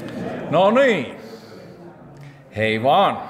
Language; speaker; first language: Finnish; native; Finnish